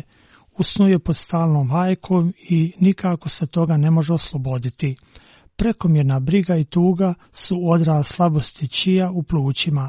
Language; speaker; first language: Croatian; non-native, fluent; Chinese